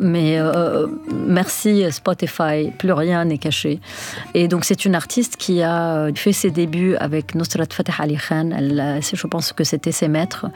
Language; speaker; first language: French; non-native, local second language; Arabic